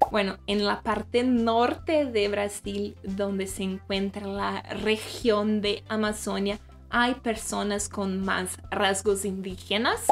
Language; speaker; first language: Spanish; non-native, fluent; Portuguese